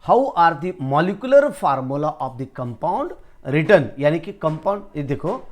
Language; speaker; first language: Hindi; non-native, local second language; Marathi